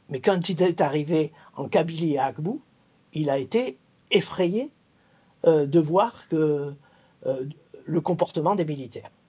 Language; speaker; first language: French; native; French